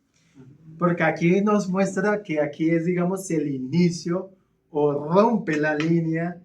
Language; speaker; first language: Spanish; native; Spanish